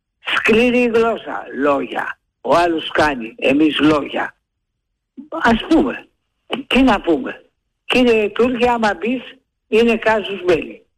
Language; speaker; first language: Greek; native; Greek